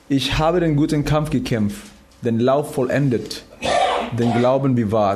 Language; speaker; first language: German; non-native, fluent; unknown